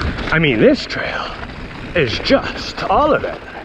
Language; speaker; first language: English; native; English